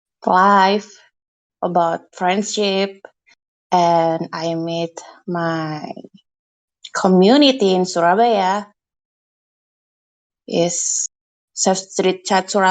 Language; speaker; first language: English; non-native, learner; Indonesian